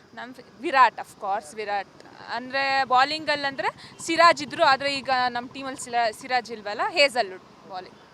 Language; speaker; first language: Kannada; native; Kannada